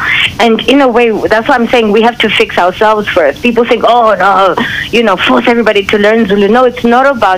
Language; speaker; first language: English; non-native, local second language; Zulu